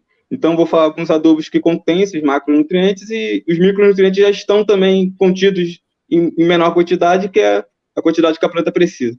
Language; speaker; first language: Portuguese; native; Portuguese